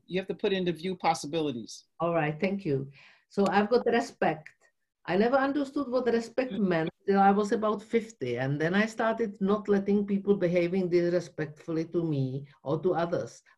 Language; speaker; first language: English; non-native, fluent; Czech